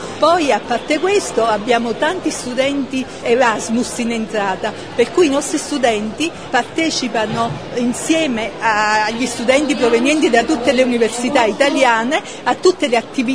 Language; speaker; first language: Italian; native; Italian